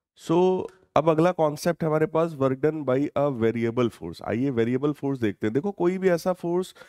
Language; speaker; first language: Hindi; native; Hindi